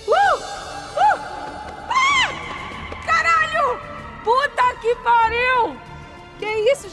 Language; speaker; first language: Portuguese; native; Portuguese